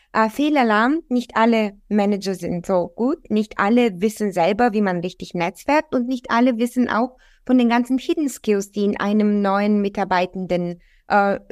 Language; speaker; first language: German; non-native, fluent; Bulgarian